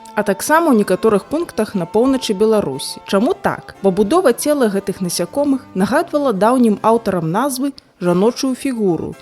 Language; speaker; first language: Belarusian; native; Belarusian